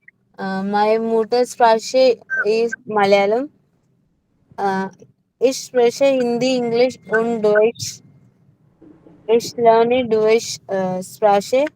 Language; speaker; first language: German; non-native, learner; Malayalam